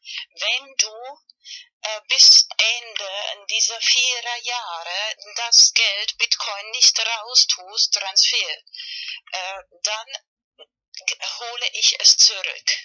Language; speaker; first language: German; non-native, fluent; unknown